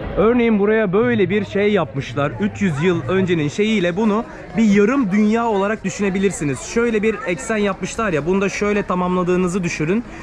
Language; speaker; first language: Turkish; native; Turkish